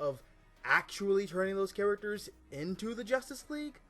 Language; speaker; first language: English; native; English